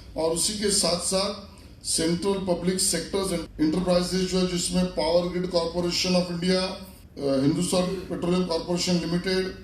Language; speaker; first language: Hindi; non-native, local second language; Marathi